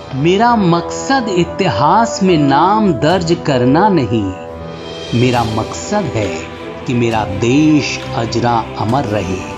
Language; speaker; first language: Hindi; native; Hindi